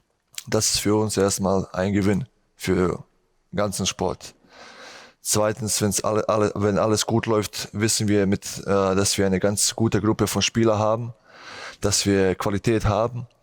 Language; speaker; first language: German; non-native, fluent; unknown